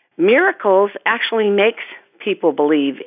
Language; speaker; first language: English; native; English